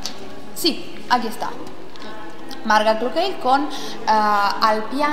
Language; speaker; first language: Spanish; non-native, fluent; Italian